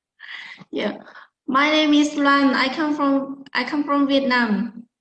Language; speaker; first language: English; non-native, learner; Vietnamese